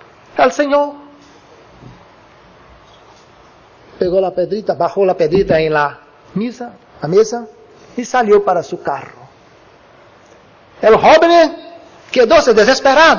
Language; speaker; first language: Spanish; non-native, learner; Portuguese